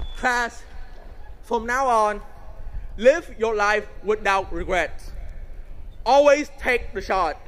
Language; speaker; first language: English; non-native, fluent; Vietnamese